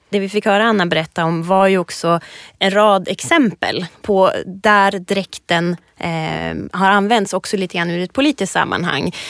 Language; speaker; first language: Swedish; native; Swedish